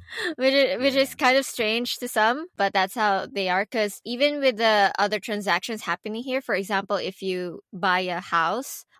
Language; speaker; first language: English; non-native, local second language; Filipino